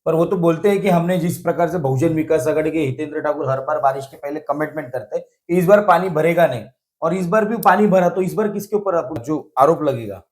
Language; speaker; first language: Hindi; non-native, local second language; Marathi